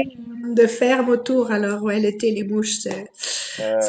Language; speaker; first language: French; native; French